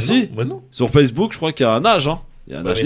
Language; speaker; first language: French; native; French